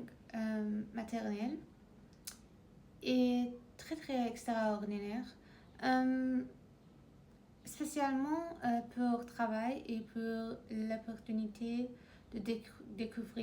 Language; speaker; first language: French; non-native, learner; Persian